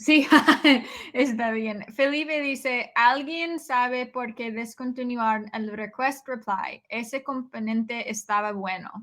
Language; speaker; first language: Spanish; non-native, learner; English